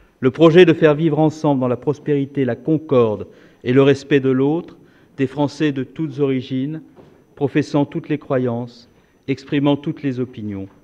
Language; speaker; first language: French; native; French